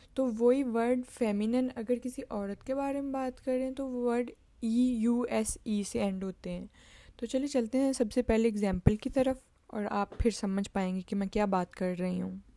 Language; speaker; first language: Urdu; native; Urdu